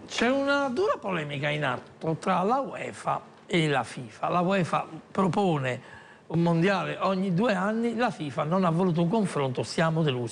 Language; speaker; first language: Italian; native; Italian